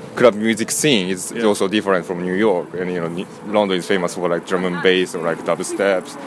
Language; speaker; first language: English; non-native, learner; Japanese